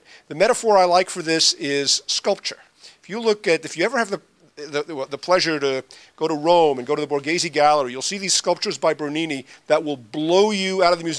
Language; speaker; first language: English; native; English